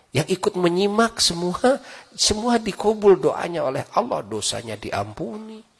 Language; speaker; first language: Indonesian; non-native, local second language; Sundanese